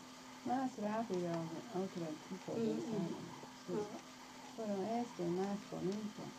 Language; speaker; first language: Spanish; non-native, learner; English